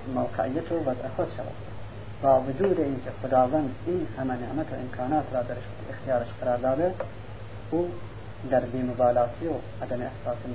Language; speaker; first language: Persian; non-native, local second language; Central Kurdish